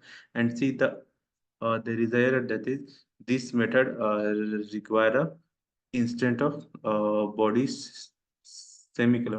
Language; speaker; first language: English; non-native, local second language; Hindi